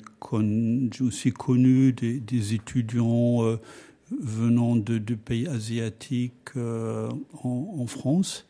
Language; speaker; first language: French; non-native, fluent; German